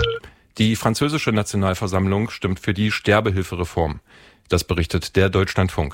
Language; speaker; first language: German; native; German